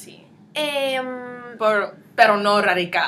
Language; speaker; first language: Spanish; non-native, learner; English